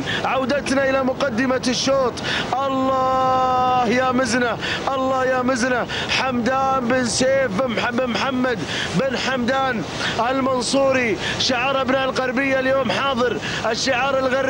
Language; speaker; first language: Arabic; native; Arabic